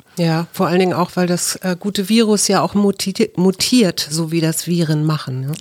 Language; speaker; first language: German; native; German